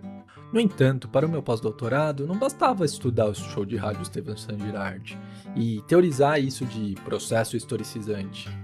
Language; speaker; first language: Portuguese; native; Portuguese